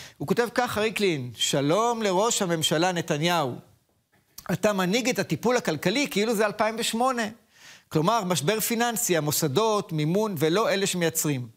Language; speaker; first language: Hebrew; native; Hebrew